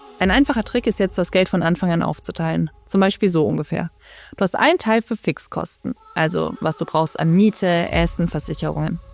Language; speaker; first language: German; native; German